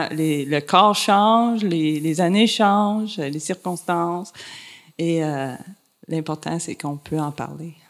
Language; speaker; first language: French; native; French